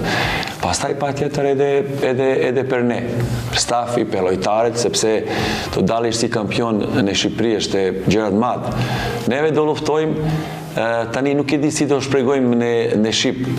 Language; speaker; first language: Albanian; non-native, learner; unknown